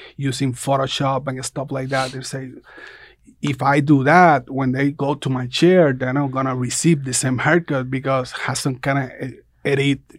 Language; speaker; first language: English; non-native, fluent; Spanish